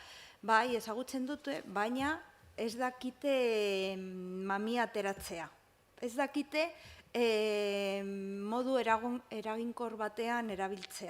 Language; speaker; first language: Basque; non-native, local second language; Spanish